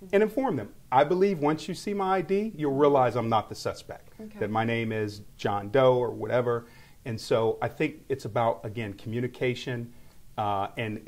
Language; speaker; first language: English; native; English